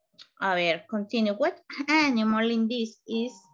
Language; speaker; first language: English; non-native, learner; Spanish